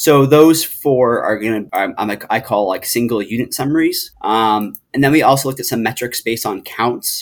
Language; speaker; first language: English; native; English